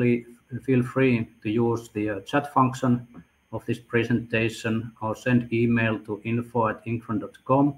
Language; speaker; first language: English; non-native, fluent; Finnish